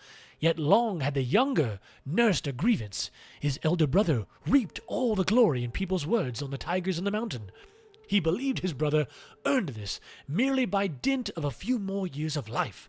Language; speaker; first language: English; native; English